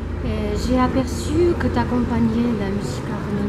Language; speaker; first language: French; non-native, fluent; Armenian